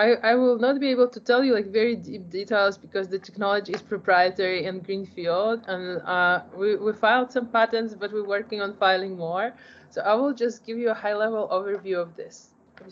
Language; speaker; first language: English; non-native, fluent; Polish